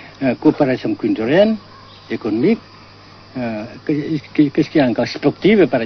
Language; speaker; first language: French; non-native, fluent; Vietnamese